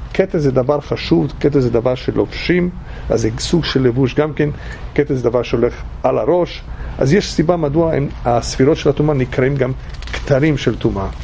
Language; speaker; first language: Hebrew; non-native, fluent; English